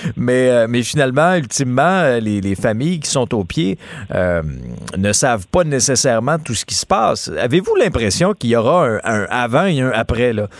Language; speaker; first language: French; native; French